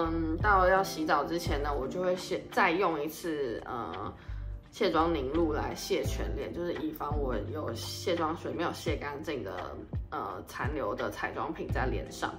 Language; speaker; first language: Chinese; native; Chinese